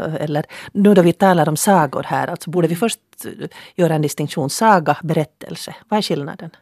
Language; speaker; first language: Swedish; native; Swedish